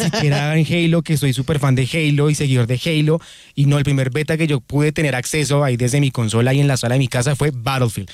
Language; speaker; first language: Spanish; native; Spanish